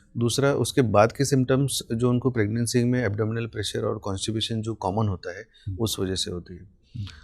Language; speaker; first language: Hindi; non-native, local second language; Marathi